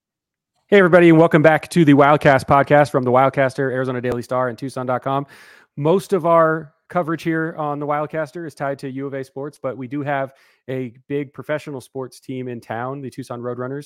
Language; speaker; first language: English; native; English